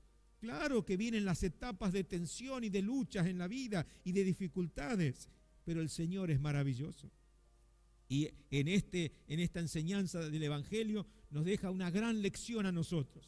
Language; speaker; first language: Spanish; native; Spanish